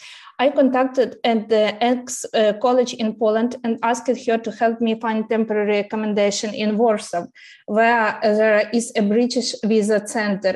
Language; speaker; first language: English; non-native, fluent; Ukrainian